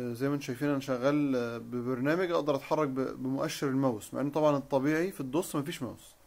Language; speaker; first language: Arabic; native; Arabic